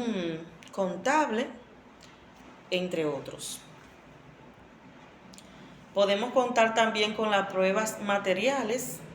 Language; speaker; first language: Spanish; native; Spanish